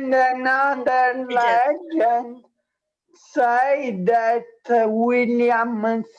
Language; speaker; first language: English; non-native, learner; Italian